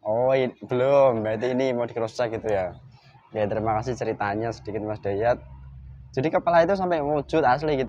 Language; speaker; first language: Indonesian; native; Indonesian